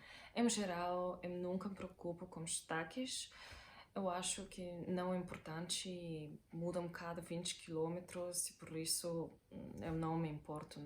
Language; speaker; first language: Portuguese; non-native, fluent; Bulgarian